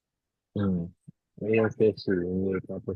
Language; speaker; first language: Chinese; non-native, learner; Indonesian